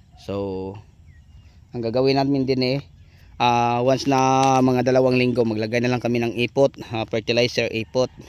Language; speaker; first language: Filipino; non-native, local second language; Cebuano